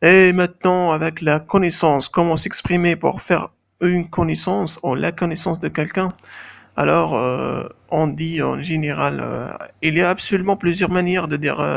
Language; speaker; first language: French; non-native, fluent; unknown